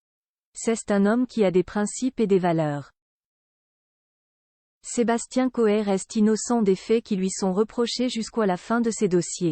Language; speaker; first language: French; native; French